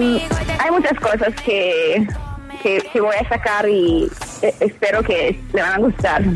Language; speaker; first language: Spanish; early bilingual, heritage; Hebrew